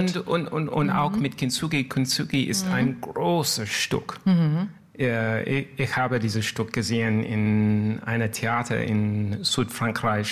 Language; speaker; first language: German; non-native, learner; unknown